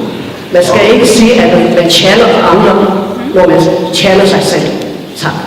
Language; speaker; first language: Danish; non-native, fluent; Chinese